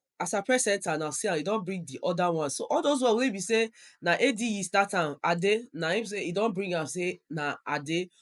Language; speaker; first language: Nigerian Pidgin; non-native, local second language; Yoruba